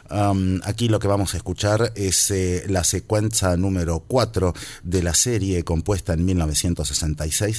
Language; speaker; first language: Spanish; native; Spanish